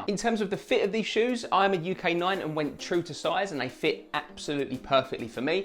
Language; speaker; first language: English; native; English